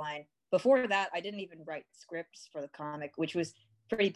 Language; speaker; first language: English; native; English